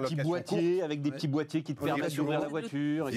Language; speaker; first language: French; native; French